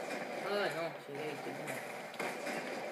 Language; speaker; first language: French; native; French